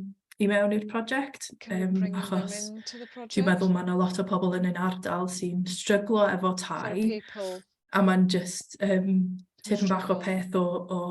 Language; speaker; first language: Welsh; non-native, fluent; English